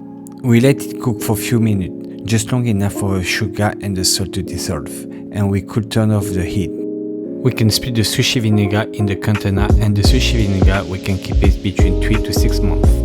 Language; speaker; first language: English; non-native, fluent; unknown